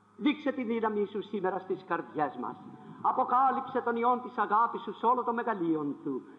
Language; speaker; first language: Greek; non-native, fluent; French